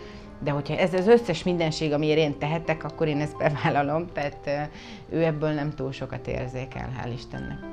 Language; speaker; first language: Hungarian; native; Hungarian